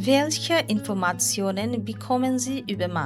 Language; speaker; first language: German; non-native, learner; Bangla